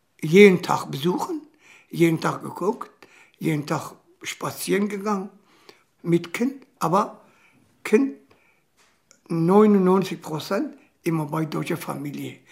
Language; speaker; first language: German; non-native, learner; Kurdish